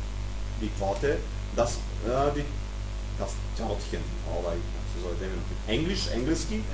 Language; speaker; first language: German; non-native, fluent; Serbian